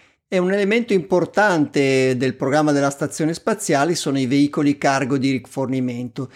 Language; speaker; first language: Italian; native; Italian